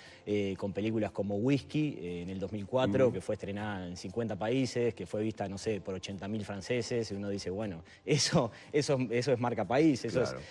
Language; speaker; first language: Spanish; native; Spanish